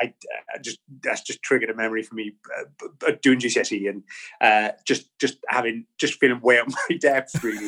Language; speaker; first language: English; native; English